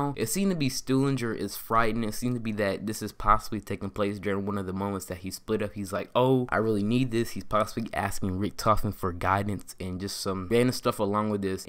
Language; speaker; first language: English; native; English